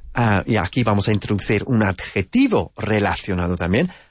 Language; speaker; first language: Spanish; non-native, fluent; English